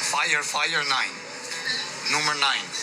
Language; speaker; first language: English; non-native, learner; Albanian